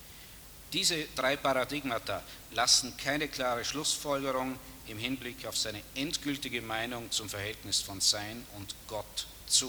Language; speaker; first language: German; native; German